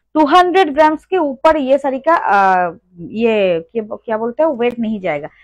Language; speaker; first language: Hindi; non-native, local second language; Bangla